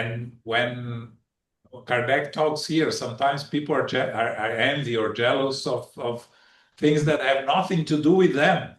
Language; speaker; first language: English; non-native, fluent; Portuguese